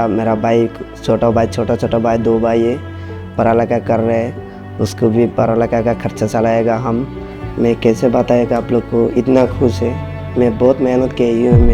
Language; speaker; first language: Hindi; non-native, learner; Bangla